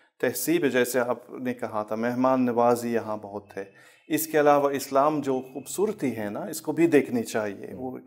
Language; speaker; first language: Urdu; non-native, fluent; German